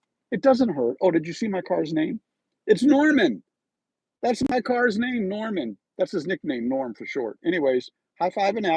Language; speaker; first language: English; native; English